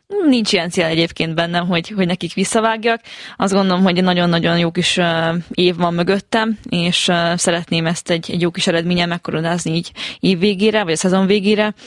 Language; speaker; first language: Hungarian; native; Hungarian